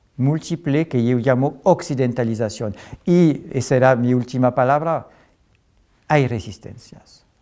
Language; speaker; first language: Spanish; non-native, fluent; French